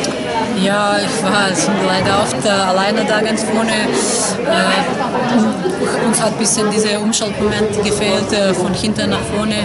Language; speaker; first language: German; non-native, fluent; Serbian